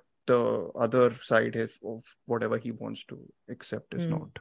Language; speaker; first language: English; non-native, local second language; Hindi